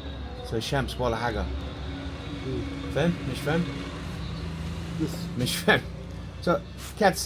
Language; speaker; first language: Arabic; non-native, learner; English